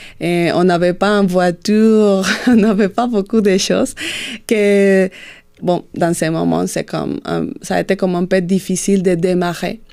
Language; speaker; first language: French; non-native, fluent; Spanish